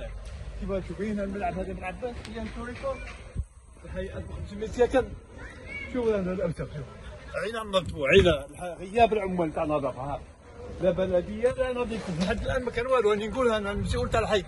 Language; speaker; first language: Arabic; native; Arabic